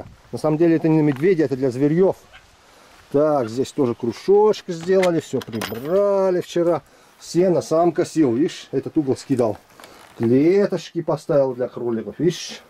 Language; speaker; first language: Russian; native; Russian